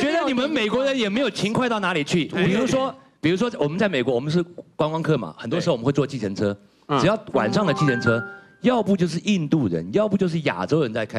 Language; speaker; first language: Chinese; native; Chinese